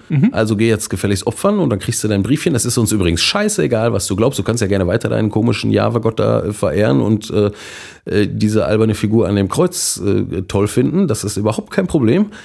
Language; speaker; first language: German; native; German